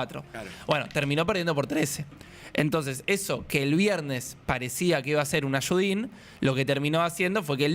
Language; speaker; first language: Spanish; native; Spanish